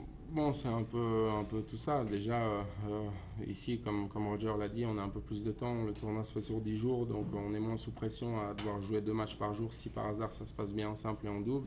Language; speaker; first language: French; native; French